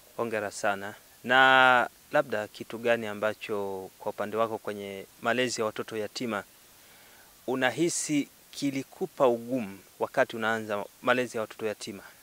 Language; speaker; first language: Swahili; native; Swahili